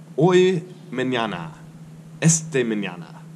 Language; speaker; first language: Spanish; non-native, learner; English